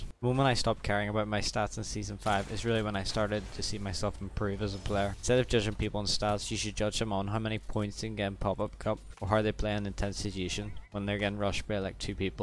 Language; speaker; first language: English; native; English